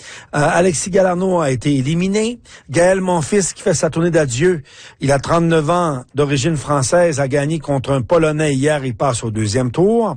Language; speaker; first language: French; native; French